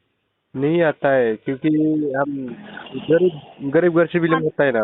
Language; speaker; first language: Hindi; non-native, local second language; Assamese